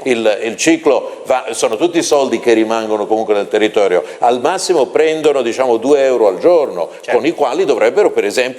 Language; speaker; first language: Italian; native; Italian